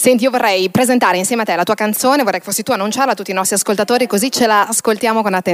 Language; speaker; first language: Italian; native; Italian